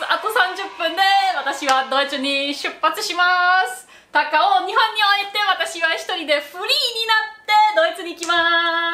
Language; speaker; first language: Japanese; non-native, fluent; German